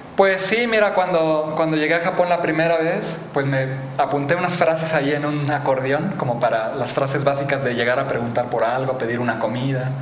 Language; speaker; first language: Spanish; native; Spanish